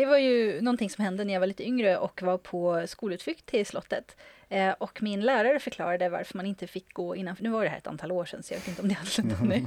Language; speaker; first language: Swedish; native; Swedish